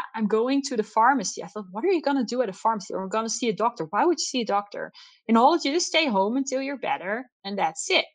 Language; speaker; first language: English; non-native, fluent; Dutch